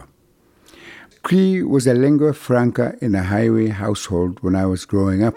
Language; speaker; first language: English; non-native, fluent; Cree